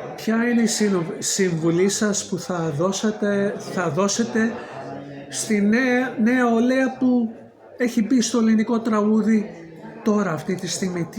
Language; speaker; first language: Greek; early bilingual, heritage; Greek